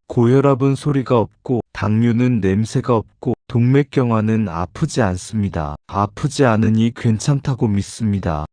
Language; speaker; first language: Korean; native; Korean